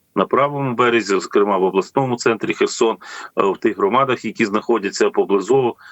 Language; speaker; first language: Ukrainian; native; Ukrainian